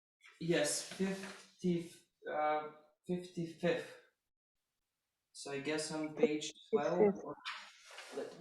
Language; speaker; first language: English; non-native, fluent; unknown